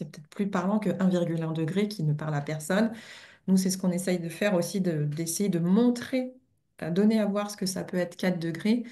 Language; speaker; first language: French; native; French